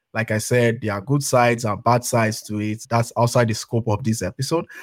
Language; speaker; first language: English; non-native, local second language; Yoruba